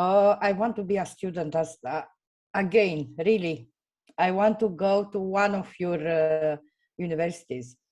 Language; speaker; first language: English; non-native, fluent; Romanian